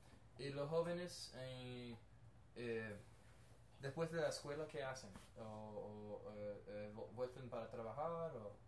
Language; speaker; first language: Spanish; non-native, learner; English